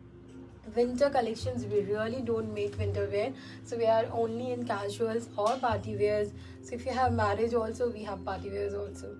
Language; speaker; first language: English; non-native, local second language; Hindi